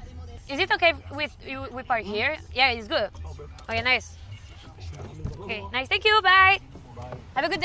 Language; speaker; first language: English; non-native, learner; French